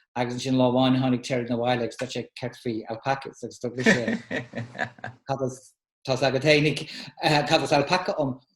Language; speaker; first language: Irish; native; Irish